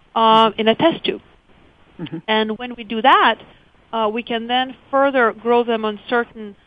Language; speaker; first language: English; early bilingual, other home language; Lithuanian